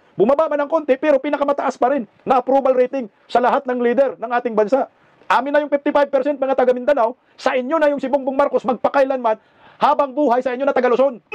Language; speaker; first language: Filipino; non-native, local second language; Cebuano